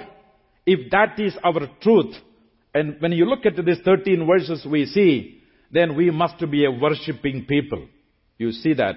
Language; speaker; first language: English; non-native, local second language; Malayalam